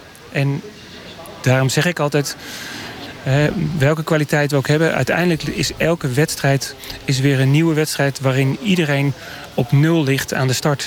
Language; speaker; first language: Dutch; native; Dutch